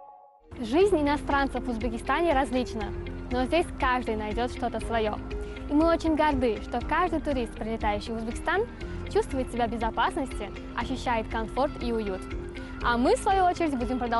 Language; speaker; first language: Russian; native; Russian